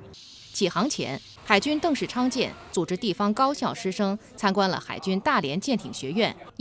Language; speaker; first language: Chinese; native; Chinese